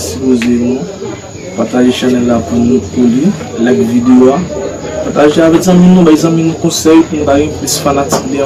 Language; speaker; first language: French; non-native, learner; Haitian Creole